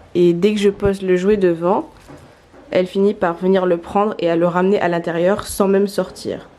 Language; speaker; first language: French; native; French